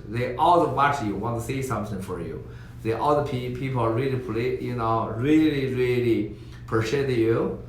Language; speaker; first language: English; non-native, learner; Chinese